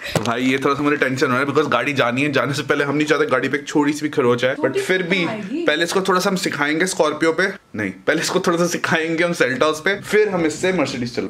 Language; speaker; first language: Hindi; native; Hindi